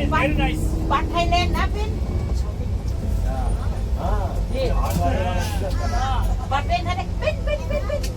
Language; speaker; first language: English; non-native, learner; Thai